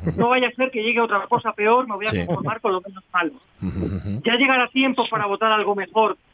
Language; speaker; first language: Spanish; native; Spanish